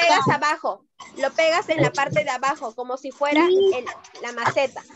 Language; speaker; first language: Spanish; native; Spanish